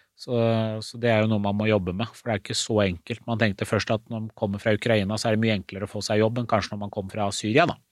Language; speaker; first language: Norwegian; early bilingual, other home language; Persian